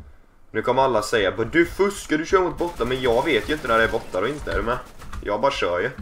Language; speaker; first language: Swedish; native; Swedish